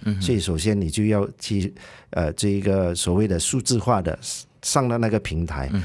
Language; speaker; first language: Chinese; native; Chinese